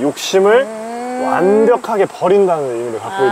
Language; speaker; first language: Korean; native; Korean